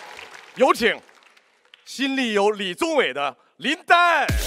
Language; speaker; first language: Chinese; native; Chinese